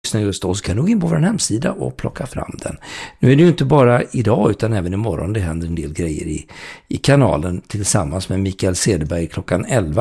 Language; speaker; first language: Swedish; native; Swedish